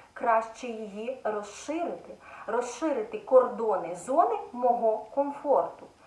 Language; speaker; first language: Ukrainian; native; Ukrainian